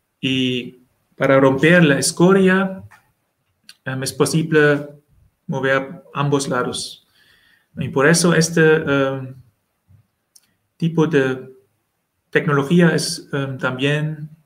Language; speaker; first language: Spanish; non-native, learner; German